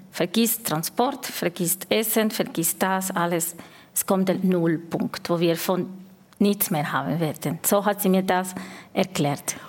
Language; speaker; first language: German; non-native, fluent; Spanish